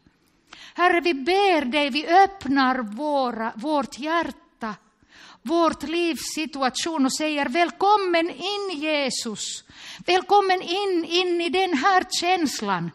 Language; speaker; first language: Swedish; non-native, local second language; Finnish